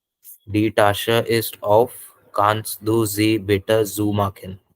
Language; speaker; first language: German; non-native, learner; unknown